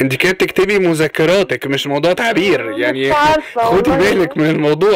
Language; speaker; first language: Arabic; native; Arabic